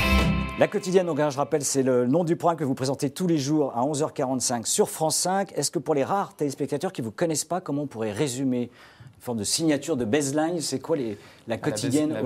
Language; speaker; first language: French; native; French